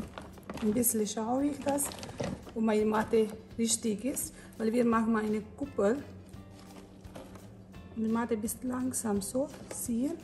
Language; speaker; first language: German; non-native, learner; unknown